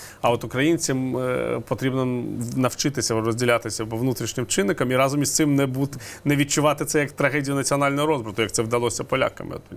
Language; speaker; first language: Ukrainian; non-native, local second language; Russian